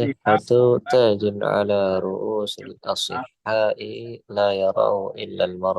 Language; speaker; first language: Arabic; non-native, learner; Indonesian